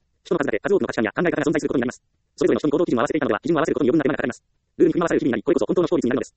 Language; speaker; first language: Japanese; native; Japanese